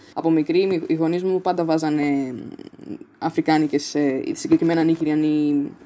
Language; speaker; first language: Greek; early bilingual, other home language; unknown